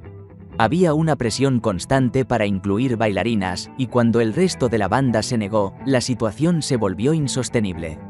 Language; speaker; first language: Spanish; native; Spanish